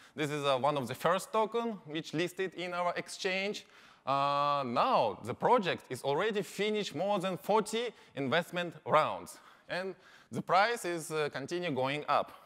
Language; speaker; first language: English; non-native, learner; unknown